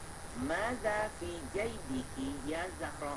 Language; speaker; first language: Arabic; non-native, fluent; Malay